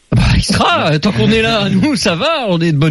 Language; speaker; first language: French; native; French